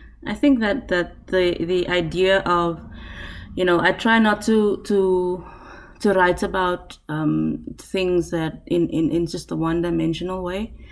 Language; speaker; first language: English; non-native, local second language; Afrikaans